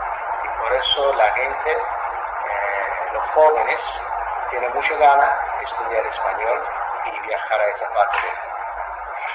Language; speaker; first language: Spanish; non-native, fluent; Azerbaijani